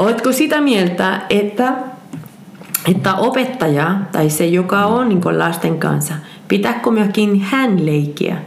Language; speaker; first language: Finnish; non-native, fluent; Spanish